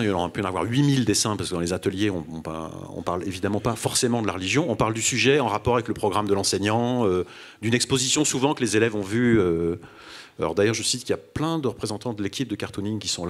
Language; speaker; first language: French; native; French